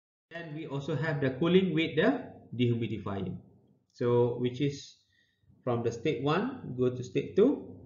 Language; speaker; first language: English; non-native, local second language; Malay